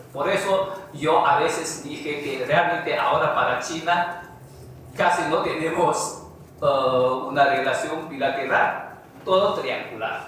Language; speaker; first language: Spanish; non-native, fluent; Chinese